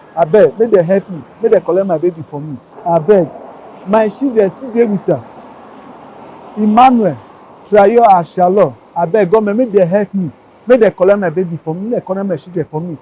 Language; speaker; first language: Nigerian Pidgin; non-native, local second language; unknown